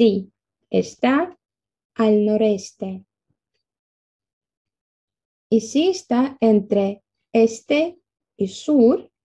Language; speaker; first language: Spanish; non-native, fluent; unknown